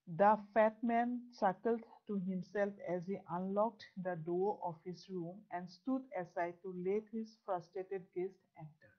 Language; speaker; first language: English; non-native, local second language; Assamese